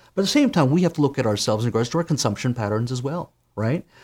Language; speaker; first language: English; native; English